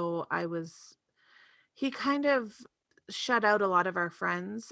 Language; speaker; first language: English; native; English